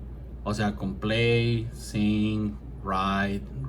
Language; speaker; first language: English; non-native, fluent; Spanish